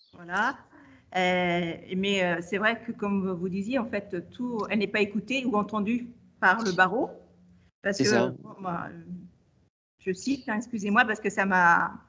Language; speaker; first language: French; native; French